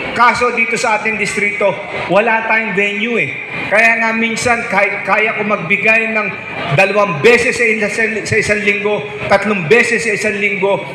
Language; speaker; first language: Filipino; native; Filipino